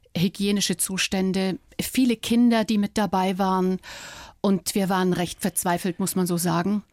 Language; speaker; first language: German; native; German